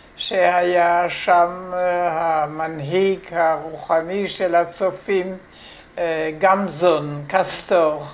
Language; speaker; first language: Hebrew; non-native, fluent; French